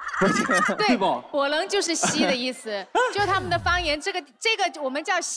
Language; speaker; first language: Chinese; native; Chinese